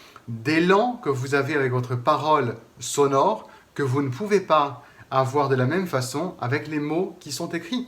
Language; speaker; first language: French; native; French